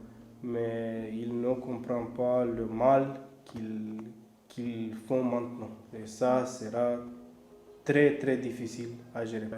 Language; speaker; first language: French; non-native, fluent; Romanian